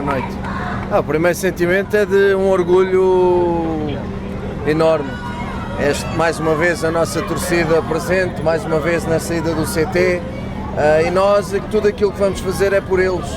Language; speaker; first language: Portuguese; native; Portuguese